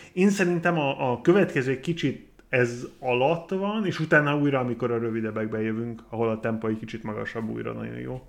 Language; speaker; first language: Hungarian; non-native, fluent; English